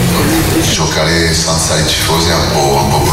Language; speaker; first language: Italian; non-native, learner; French